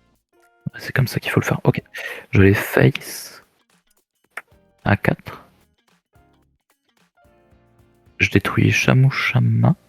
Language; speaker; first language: French; native; French